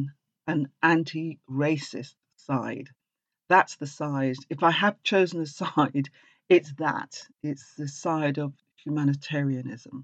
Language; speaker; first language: English; native; English